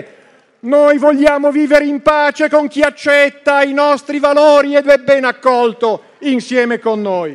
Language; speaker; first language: Italian; native; Italian